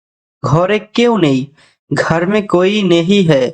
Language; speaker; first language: Hindi; non-native, local second language; Bangla